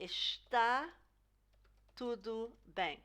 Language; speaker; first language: Portuguese; non-native, fluent; English